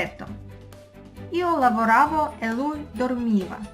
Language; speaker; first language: Italian; non-native, fluent; Russian